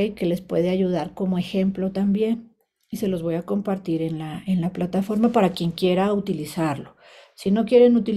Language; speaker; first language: Spanish; native; Spanish